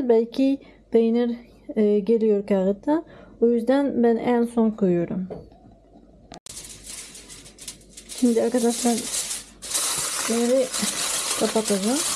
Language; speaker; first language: Turkish; non-native, learner; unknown